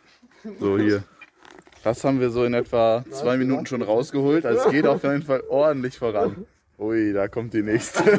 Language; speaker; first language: German; native; German